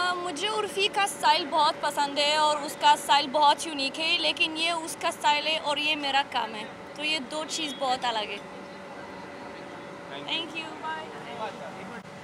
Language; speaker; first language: Hindi; non-native, learner; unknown